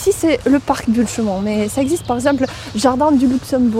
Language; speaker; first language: French; non-native, fluent; Russian